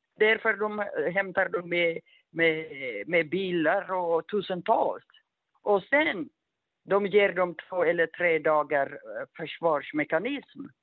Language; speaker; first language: Swedish; non-native, fluent; Amharic